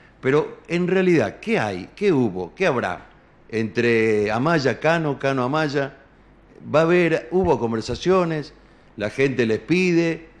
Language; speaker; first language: Spanish; native; Spanish